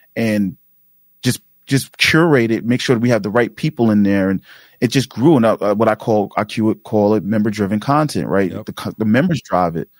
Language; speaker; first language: English; native; English